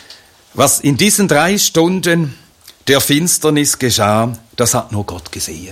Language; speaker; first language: German; native; German